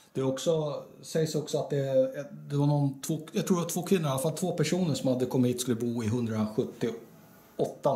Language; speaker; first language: Swedish; native; Swedish